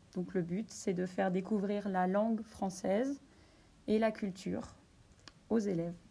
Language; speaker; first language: French; native; French